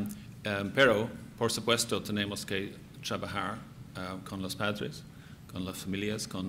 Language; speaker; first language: Spanish; non-native, fluent; English